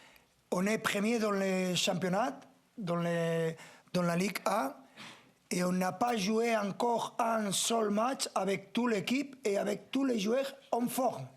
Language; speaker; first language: French; non-native, fluent; Spanish